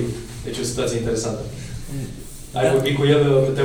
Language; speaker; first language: Romanian; native; Romanian